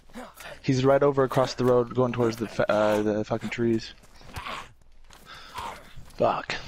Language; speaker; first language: English; native; English